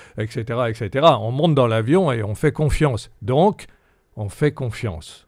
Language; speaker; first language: French; native; French